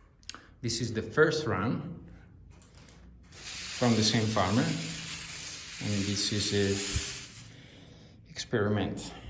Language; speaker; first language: English; non-native, fluent; Italian